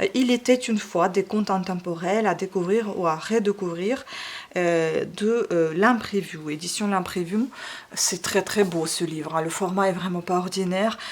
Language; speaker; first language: French; non-native, fluent; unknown